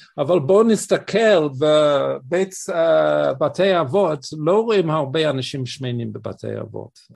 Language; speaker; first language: Hebrew; non-native, fluent; English